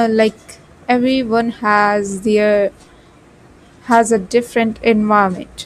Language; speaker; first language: English; non-native, learner; Bhojpuri